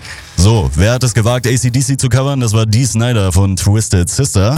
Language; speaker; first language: German; native; German